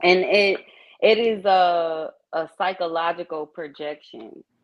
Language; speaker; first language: English; native; English